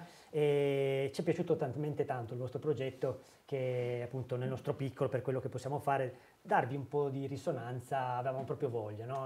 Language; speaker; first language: Italian; native; Italian